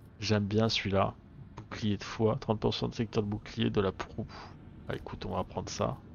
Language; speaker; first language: French; native; French